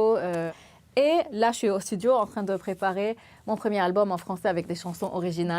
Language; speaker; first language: French; non-native, local second language; Arabic